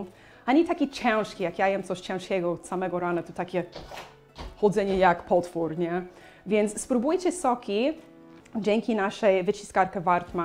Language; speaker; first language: Polish; non-native, learner; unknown